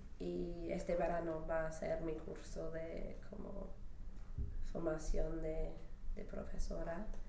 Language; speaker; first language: Spanish; non-native, fluent; English